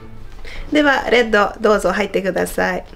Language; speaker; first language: Japanese; non-native, fluent; Hungarian